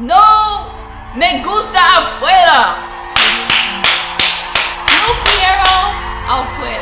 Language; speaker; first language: Spanish; non-native, learner; English